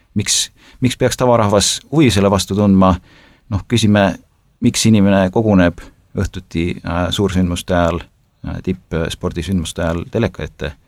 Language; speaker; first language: Estonian; native; Estonian